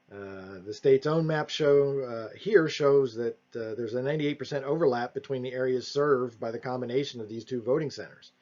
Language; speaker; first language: English; native; English